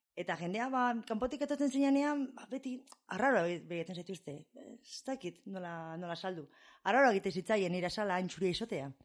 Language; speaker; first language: Basque; non-native, fluent; English